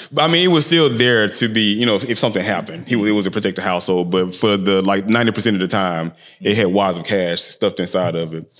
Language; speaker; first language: English; native; English